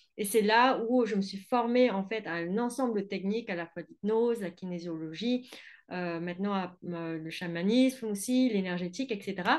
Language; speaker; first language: French; non-native, fluent; Vietnamese